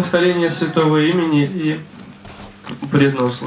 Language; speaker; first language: Russian; native; Russian